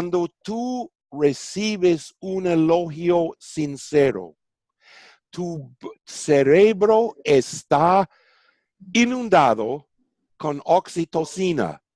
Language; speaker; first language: Spanish; non-native, fluent; English